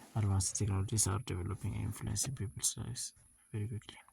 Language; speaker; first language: English; non-native, local second language; Amharic